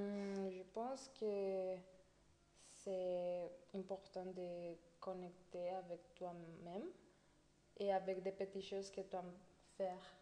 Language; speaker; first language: French; non-native, fluent; Spanish